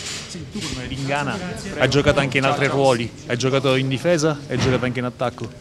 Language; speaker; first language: Italian; native; Italian